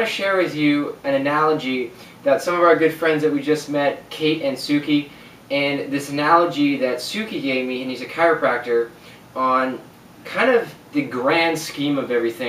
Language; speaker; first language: English; native; English